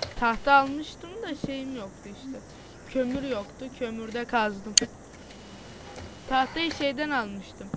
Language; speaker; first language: Turkish; native; Turkish